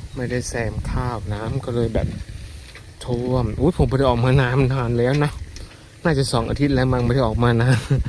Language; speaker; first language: Thai; non-native, local second language; Northeastern Thai